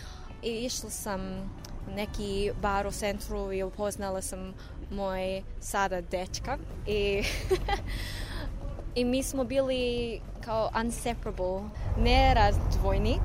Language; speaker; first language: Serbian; non-native, learner; English